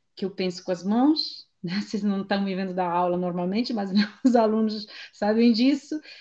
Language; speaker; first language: Portuguese; non-native, fluent; Italian